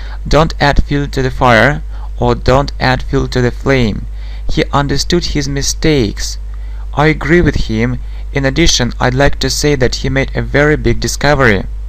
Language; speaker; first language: English; non-native, fluent; Russian